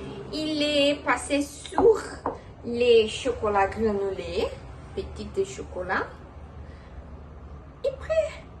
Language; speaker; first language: French; non-native, learner; Portuguese